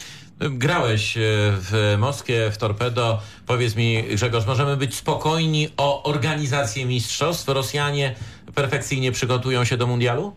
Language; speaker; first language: Polish; native; Polish